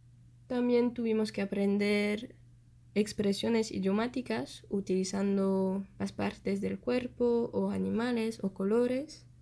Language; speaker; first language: Spanish; non-native, fluent; French